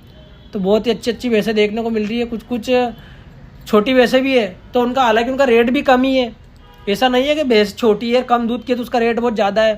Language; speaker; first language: Hindi; native; Hindi